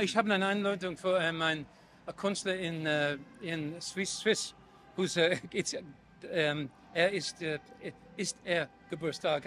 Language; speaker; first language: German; non-native, learner; English